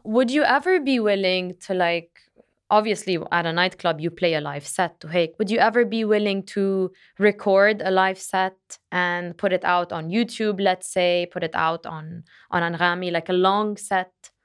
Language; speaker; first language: English; non-native, local second language; Arabic